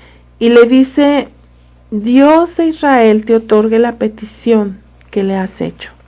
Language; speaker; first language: Spanish; native; Spanish